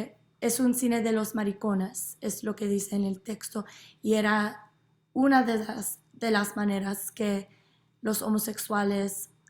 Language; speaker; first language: Spanish; non-native, learner; English